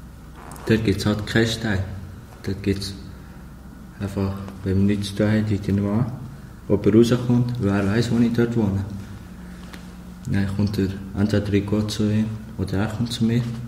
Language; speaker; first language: German; early bilingual, other home language; Albanian